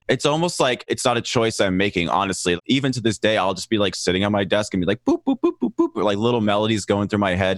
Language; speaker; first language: English; native; English